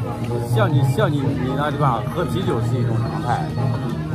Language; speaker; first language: Chinese; native; Chinese